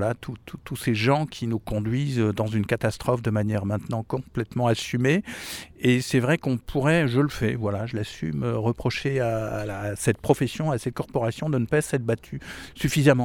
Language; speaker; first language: French; native; French